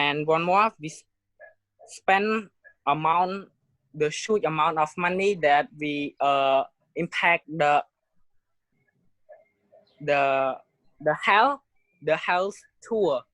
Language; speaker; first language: English; non-native, learner; Khmer